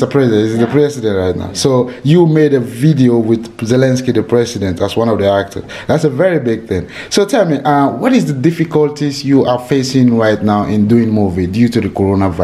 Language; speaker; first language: English; non-native, fluent; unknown